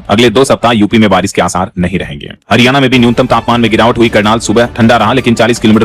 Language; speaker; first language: Hindi; native; Hindi